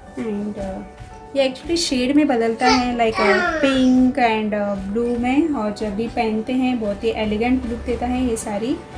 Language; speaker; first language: Hindi; non-native, local second language; Kannada